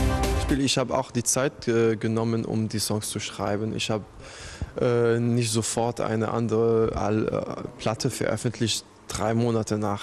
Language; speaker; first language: German; non-native, fluent; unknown